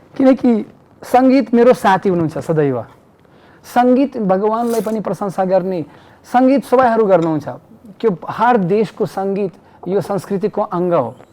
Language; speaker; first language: Nepali; non-native, fluent; Russian